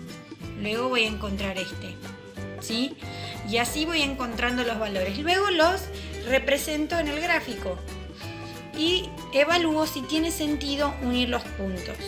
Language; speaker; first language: Spanish; native; Spanish